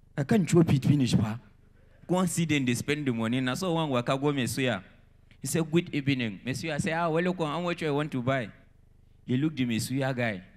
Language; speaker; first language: Nigerian Pidgin; non-native, local second language; Hausa